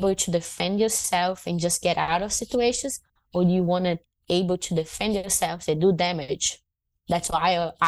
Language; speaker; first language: English; non-native, fluent; Portuguese